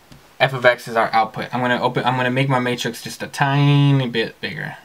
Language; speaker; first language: English; native; English